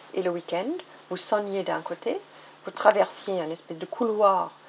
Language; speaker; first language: French; non-native, fluent; German